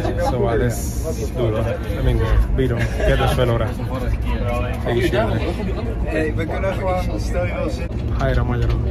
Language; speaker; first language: Hungarian; non-native, learner; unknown